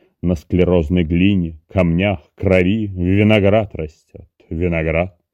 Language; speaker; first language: Russian; native; Russian